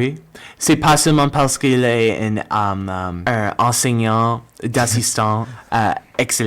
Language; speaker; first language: French; non-native, learner; English